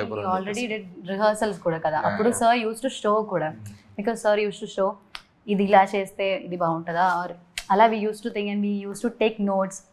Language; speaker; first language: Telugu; non-native, learner; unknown